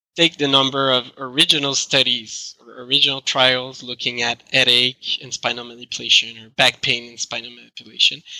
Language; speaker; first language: English; non-native, fluent; French